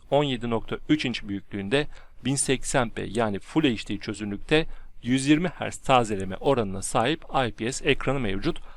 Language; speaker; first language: Turkish; native; Turkish